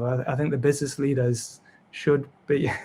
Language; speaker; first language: English; native; English